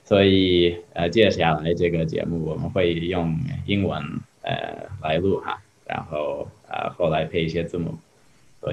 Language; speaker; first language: Chinese; non-native, fluent; English